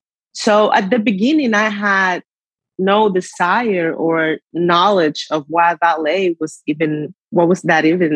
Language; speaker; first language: English; non-native, fluent; Spanish